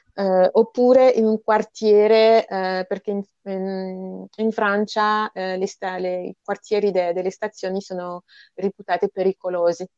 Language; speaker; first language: Italian; early bilingual, other home language; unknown